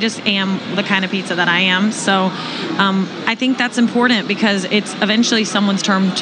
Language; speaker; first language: English; native; English